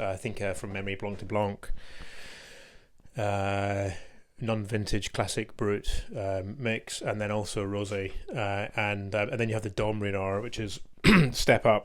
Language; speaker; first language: English; native; English